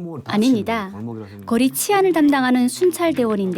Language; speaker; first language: Korean; native; Korean